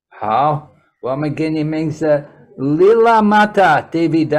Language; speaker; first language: Chinese; non-native, learner; English